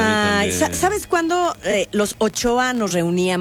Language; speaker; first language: Spanish; native; Spanish